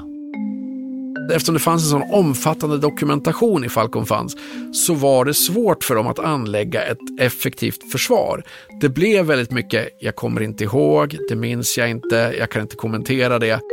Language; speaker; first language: Swedish; native; Swedish